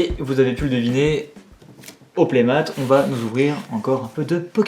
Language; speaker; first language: French; native; French